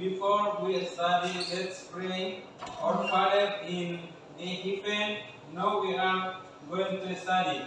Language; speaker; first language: English; non-native, learner; Indonesian